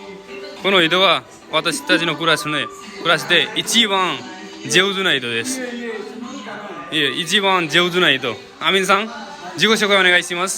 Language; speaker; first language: Japanese; non-native, learner; Nepali